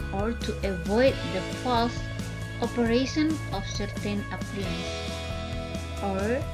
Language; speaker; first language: English; non-native, fluent; Indonesian